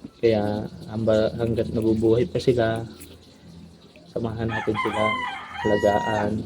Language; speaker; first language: Filipino; native; Filipino